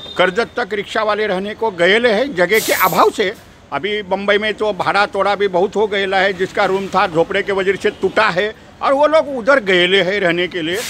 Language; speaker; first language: Hindi; non-native, local second language; Marathi